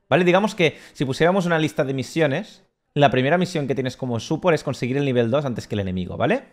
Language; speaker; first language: Spanish; native; Spanish